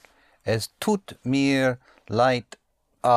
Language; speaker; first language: German; non-native, learner; English